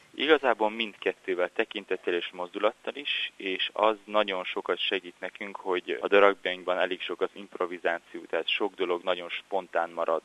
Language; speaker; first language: Hungarian; native; Hungarian